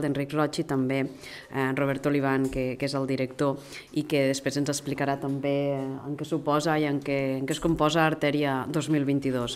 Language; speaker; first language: Catalan; native; Catalan